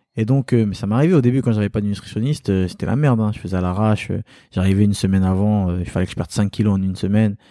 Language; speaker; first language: French; early bilingual, other home language; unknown